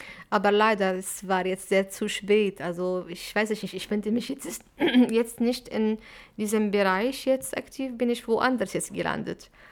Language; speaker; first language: German; non-native, fluent; Arabic